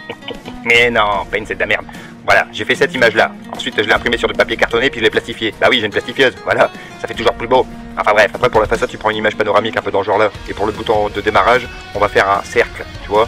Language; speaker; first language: French; native; French